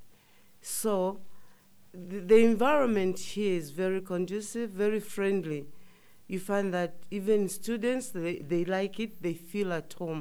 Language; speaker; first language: English; non-native, local second language; Nyanja